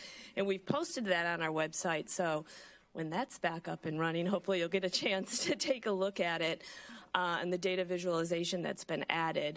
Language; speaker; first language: English; native; English